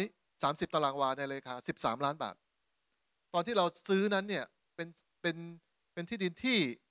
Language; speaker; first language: Thai; native; Thai